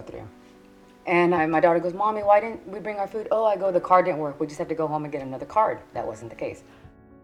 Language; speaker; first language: English; early bilingual, other home language; Spanish